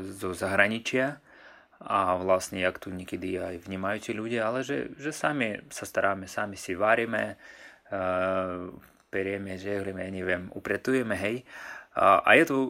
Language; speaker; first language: Slovak; non-native, fluent; Russian